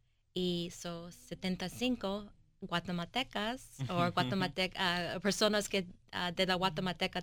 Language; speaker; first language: Spanish; early bilingual, heritage; English